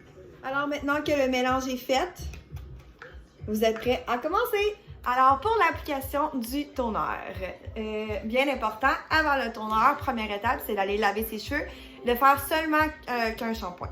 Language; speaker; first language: French; native; French